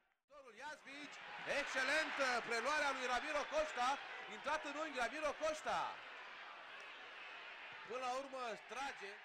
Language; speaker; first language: Romanian; native; Romanian